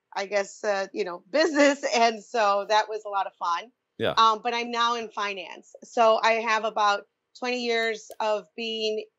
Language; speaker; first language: English; native; English